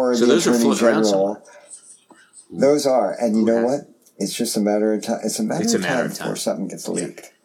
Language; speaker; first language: English; early bilingual, other home language; German